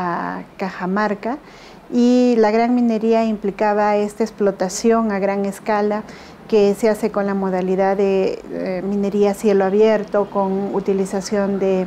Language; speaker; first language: Spanish; native; Spanish